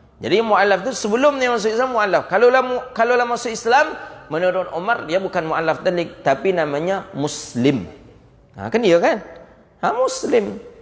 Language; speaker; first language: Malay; non-native, local second language; Minangkabau